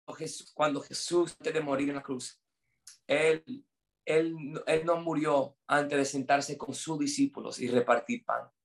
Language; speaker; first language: Spanish; non-native, fluent; English